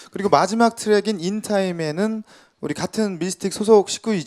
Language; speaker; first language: Korean; native; Korean